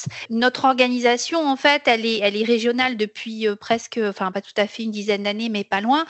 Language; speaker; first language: French; native; French